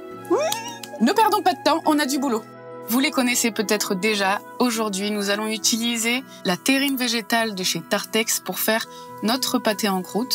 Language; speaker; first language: French; native; French